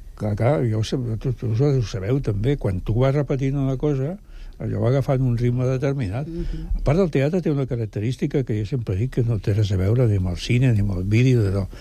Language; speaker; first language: Catalan; native; Catalan